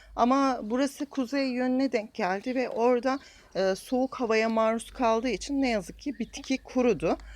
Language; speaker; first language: Turkish; native; Turkish